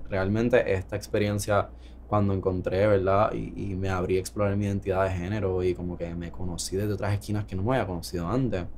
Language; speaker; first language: Spanish; native; Spanish